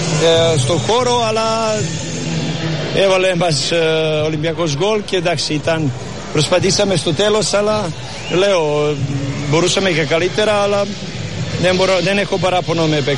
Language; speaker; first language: Greek; non-native, fluent; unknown